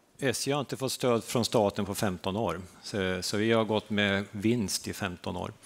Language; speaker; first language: Swedish; native; Swedish